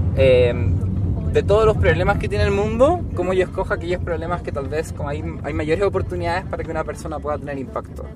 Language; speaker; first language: Spanish; native; Spanish